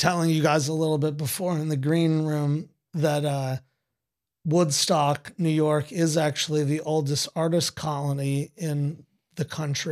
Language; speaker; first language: English; native; English